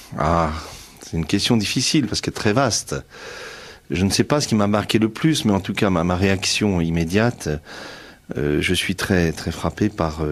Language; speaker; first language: French; native; French